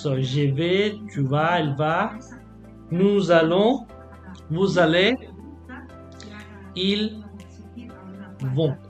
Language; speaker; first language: French; non-native, fluent; Spanish